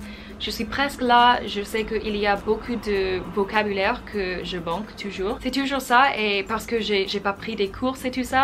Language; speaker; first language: French; non-native, fluent; English